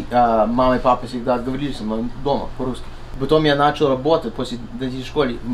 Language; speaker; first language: Russian; early bilingual, heritage; Russian